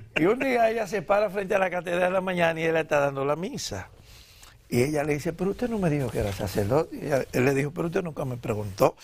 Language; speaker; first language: Spanish; native; Spanish